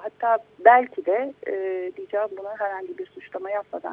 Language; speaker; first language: Turkish; native; Turkish